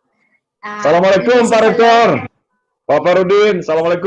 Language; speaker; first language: Indonesian; native; Indonesian